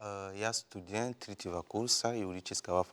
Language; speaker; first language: Russian; non-native, learner; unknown